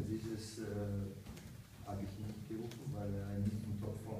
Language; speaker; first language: German; non-native, fluent; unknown